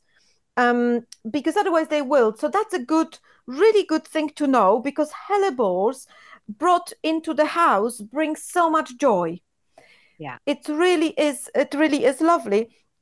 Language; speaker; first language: English; non-native, fluent; Polish